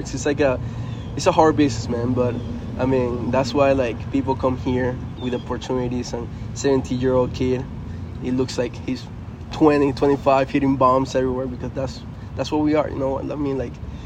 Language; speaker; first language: English; non-native, fluent; Spanish